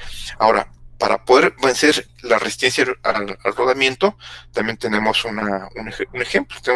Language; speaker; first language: Spanish; native; Spanish